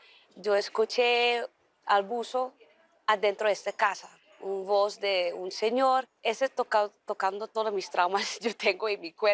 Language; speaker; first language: Spanish; non-native, learner; Dutch